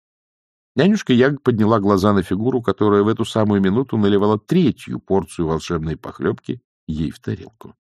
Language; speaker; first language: Russian; native; Russian